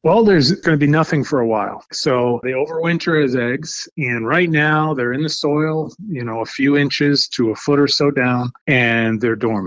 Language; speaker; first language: English; native; English